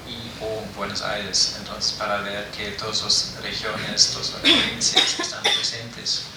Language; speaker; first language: Spanish; non-native, fluent; German